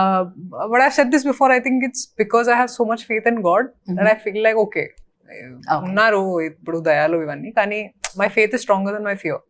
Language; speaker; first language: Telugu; non-native, fluent; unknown